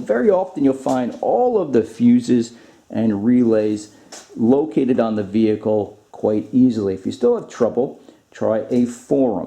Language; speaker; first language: English; native; English